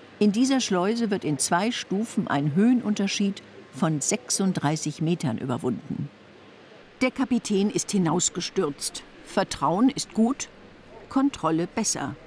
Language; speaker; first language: German; native; German